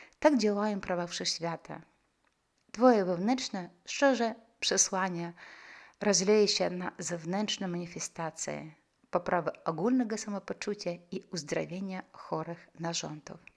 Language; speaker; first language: Polish; non-native, fluent; Russian